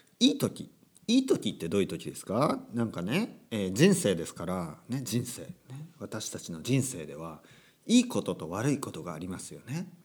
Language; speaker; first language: Japanese; native; Japanese